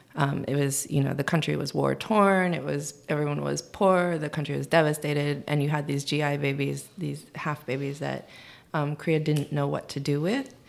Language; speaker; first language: English; early bilingual, other home language; Korean